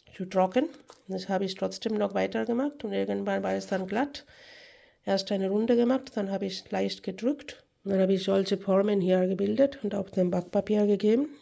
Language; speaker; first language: German; non-native, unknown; Bangla